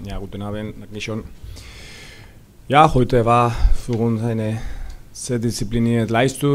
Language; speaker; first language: German; non-native, learner; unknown